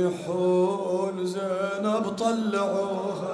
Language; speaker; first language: Arabic; native; Arabic